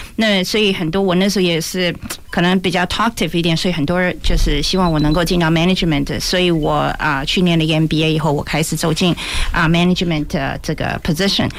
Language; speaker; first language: Chinese; native; Chinese